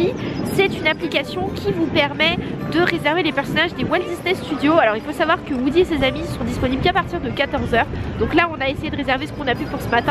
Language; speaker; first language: French; native; French